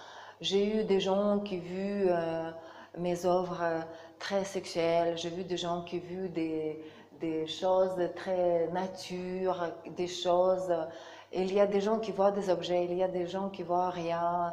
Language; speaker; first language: French; non-native, learner; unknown